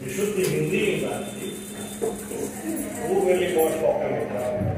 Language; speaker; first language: Hindi; native; Hindi